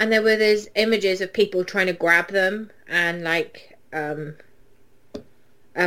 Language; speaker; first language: English; native; English